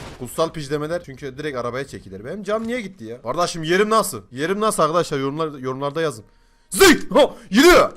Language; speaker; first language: Turkish; native; Turkish